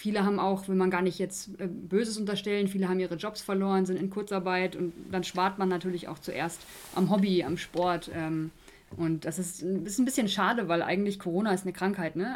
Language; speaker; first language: German; native; German